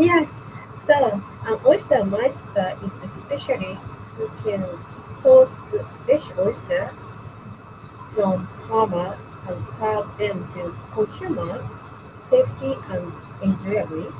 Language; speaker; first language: English; non-native, learner; Japanese